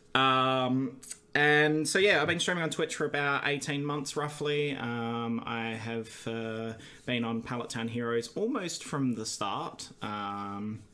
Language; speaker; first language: English; native; English